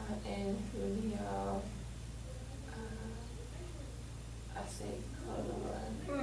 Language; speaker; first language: Spanish; non-native, learner; English